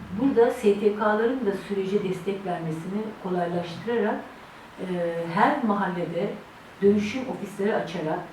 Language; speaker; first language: Turkish; native; Turkish